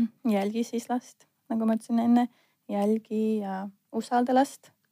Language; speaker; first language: Estonian; non-native, fluent; Latvian